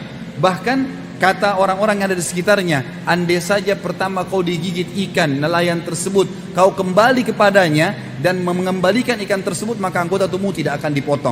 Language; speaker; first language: Indonesian; native; Indonesian